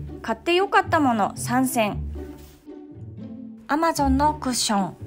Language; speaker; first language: Japanese; native; Japanese